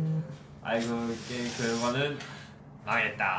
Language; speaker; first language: Korean; early bilingual, heritage; Korean